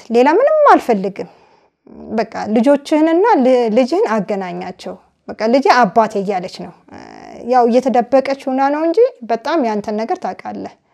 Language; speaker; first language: Amharic; native; Amharic